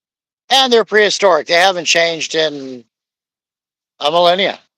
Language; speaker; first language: English; native; English